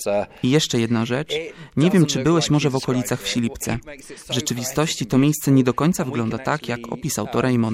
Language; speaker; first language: Polish; native; Polish